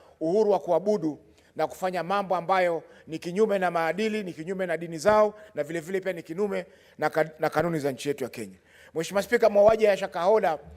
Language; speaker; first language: Swahili; native; Swahili